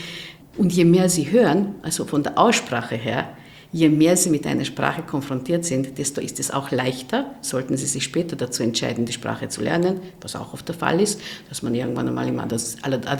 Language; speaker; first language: German; non-native, fluent; Hungarian